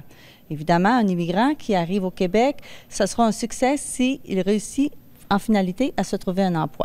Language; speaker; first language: French; native; French